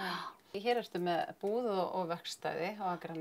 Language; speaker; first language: Icelandic; native; Icelandic